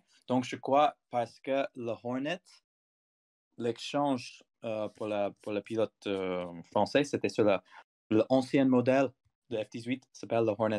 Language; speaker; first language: French; non-native, fluent; English